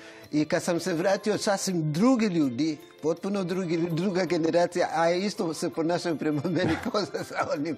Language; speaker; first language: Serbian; non-native, fluent; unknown